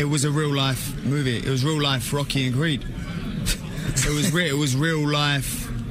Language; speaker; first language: English; early bilingual, other home language; Spanish